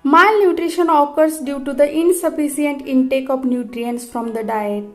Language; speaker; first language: English; non-native, local second language; Marathi